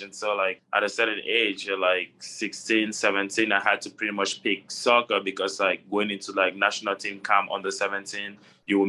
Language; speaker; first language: English; non-native, local second language; French